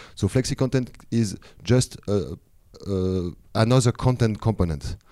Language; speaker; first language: English; non-native, fluent; French